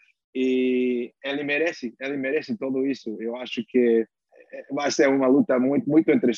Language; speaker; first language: Portuguese; non-native, fluent; English